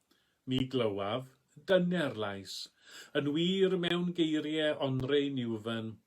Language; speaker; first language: Welsh; native; Welsh